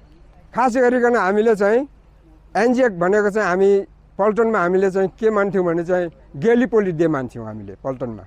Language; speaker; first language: Nepali; native; Nepali